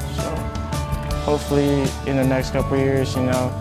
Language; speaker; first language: English; non-native, fluent; Samoan